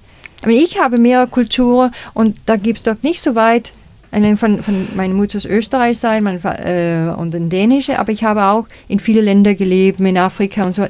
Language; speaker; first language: German; non-native, fluent; Danish